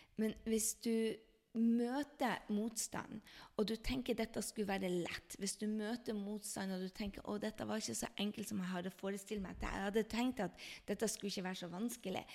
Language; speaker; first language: Norwegian; native; Norwegian